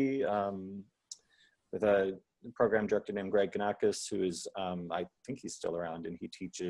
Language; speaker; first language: English; native; English